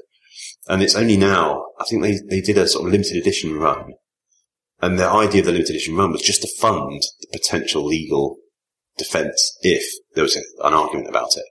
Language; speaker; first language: English; native; English